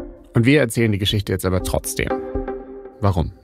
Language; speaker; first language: German; native; German